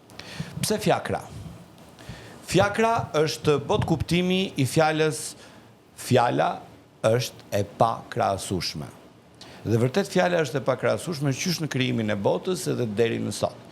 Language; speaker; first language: Albanian; native; Albanian